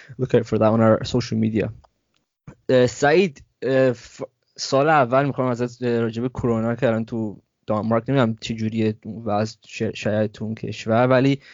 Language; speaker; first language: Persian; early bilingual, heritage; Persian